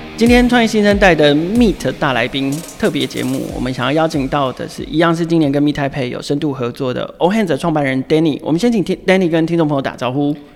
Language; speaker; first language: Chinese; native; Chinese